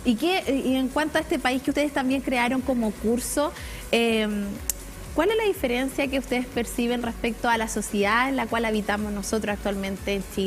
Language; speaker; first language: Spanish; native; Spanish